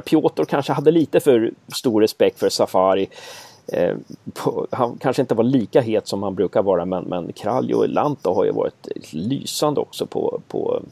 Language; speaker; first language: Swedish; native; Swedish